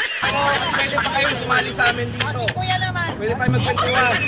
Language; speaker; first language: Filipino; native; Filipino